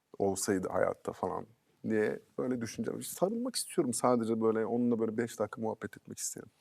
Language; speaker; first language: Turkish; early bilingual, heritage; Turkish